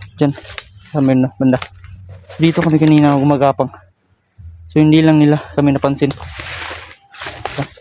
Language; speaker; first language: Filipino; native; Filipino